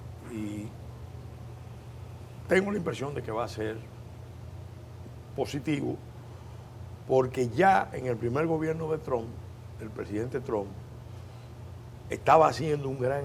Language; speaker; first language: Spanish; native; Spanish